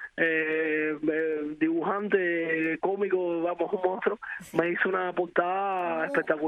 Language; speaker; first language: Spanish; native; Spanish